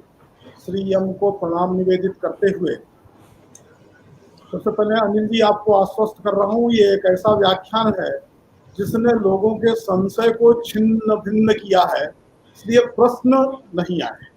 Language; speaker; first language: Hindi; native; Hindi